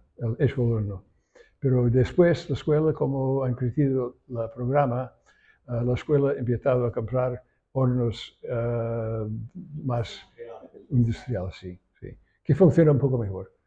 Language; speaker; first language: Spanish; non-native, learner; English